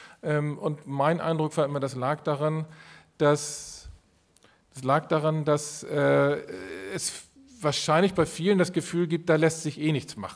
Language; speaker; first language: German; native; German